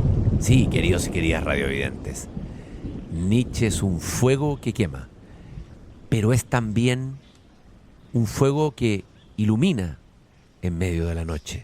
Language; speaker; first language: Spanish; native; Spanish